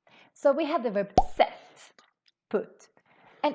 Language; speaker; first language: Swedish; native; Swedish